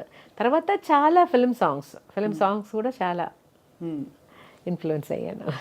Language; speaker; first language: Telugu; non-native, local second language; Malayalam